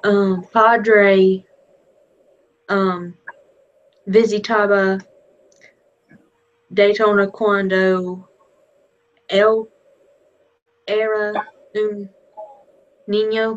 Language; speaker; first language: Spanish; non-native, learner; English